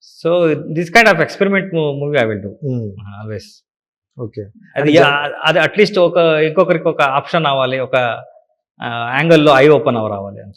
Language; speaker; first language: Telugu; non-native, learner; Kannada